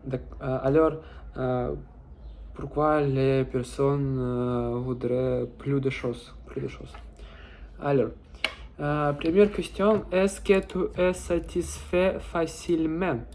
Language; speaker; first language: French; non-native, learner; Russian